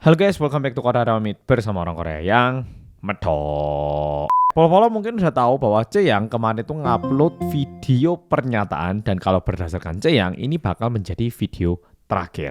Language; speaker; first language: Indonesian; early bilingual, other home language; Korean